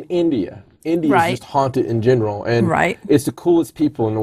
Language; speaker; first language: English; native; English